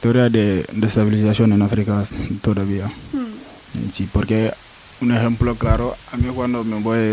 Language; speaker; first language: Spanish; non-native, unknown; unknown